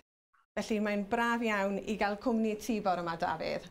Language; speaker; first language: Welsh; native; Welsh